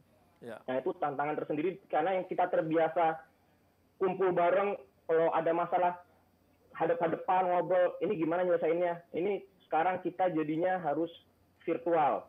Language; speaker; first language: Indonesian; native; Indonesian